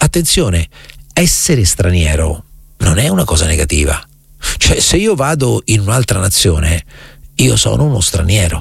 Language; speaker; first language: Italian; native; Italian